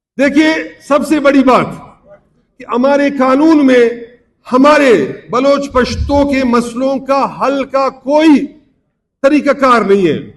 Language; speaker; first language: Urdu; non-native, local second language; Baluchi